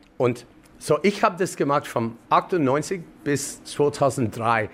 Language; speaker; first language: German; non-native, learner; English